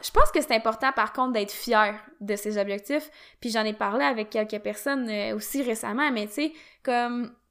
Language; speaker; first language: French; native; French